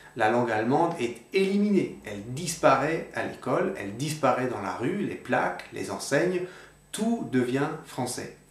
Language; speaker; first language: French; native; French